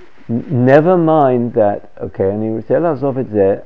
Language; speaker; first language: Hebrew; non-native, fluent; English